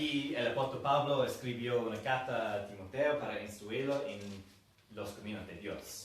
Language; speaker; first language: Spanish; non-native, fluent; English